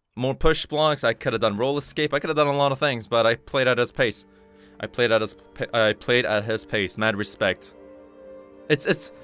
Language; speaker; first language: English; non-native, fluent; Korean